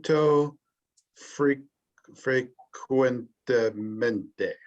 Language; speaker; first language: Spanish; non-native, learner; English